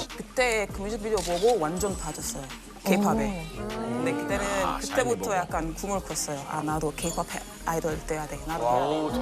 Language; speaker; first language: Korean; non-native, fluent; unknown